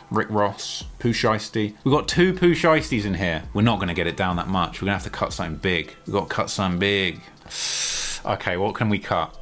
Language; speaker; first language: English; native; English